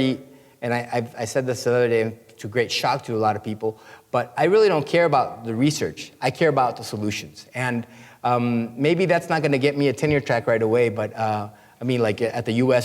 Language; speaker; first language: English; non-native, fluent; Spanish